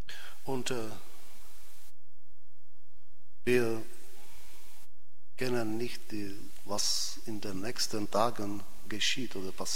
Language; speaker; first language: German; non-native, fluent; Czech